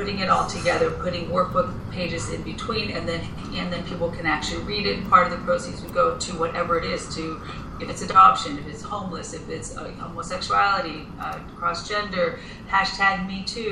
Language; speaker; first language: English; non-native, fluent; Spanish